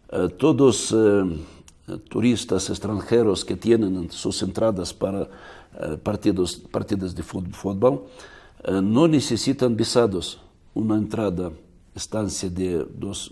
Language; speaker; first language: Spanish; non-native, fluent; Russian